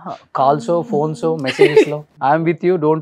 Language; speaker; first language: Telugu; native; Telugu